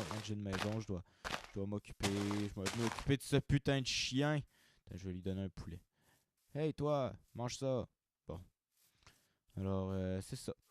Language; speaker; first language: French; native; French